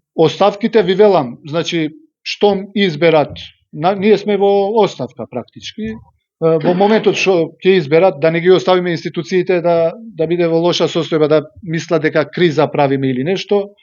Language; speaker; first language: Macedonian; non-native, local second language; Albanian